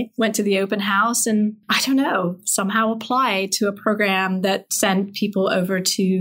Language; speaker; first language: English; native; English